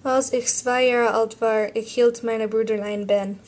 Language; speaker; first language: German; non-native, learner; English